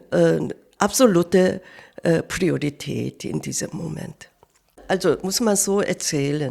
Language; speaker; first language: German; non-native, fluent; Korean